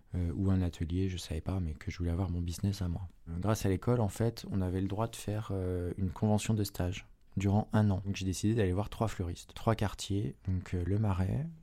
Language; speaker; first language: French; native; French